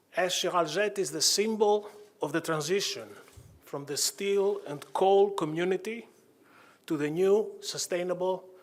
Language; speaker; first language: English; non-native, fluent; Greek